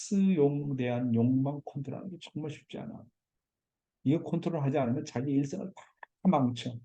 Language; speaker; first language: Korean; native; Korean